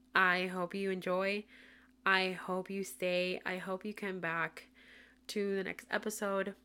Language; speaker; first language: English; non-native, local second language; Spanish